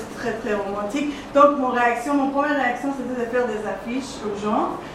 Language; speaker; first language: French; non-native, fluent; Persian